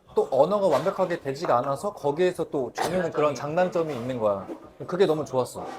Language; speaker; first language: Korean; native; Korean